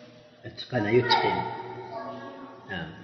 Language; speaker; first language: Arabic; non-native, fluent; Swahili